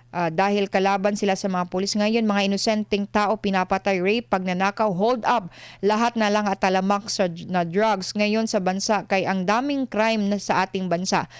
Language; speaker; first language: Filipino; non-native, local second language; Cebuano